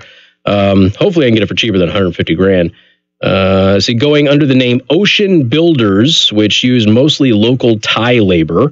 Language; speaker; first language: English; native; English